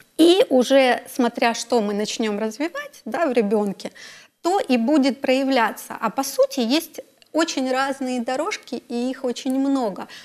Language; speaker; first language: Russian; native; Russian